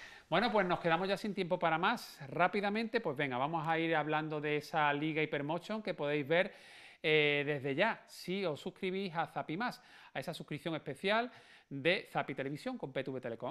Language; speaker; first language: Spanish; native; Spanish